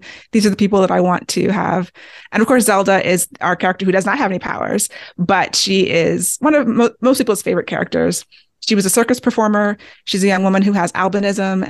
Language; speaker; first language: English; native; English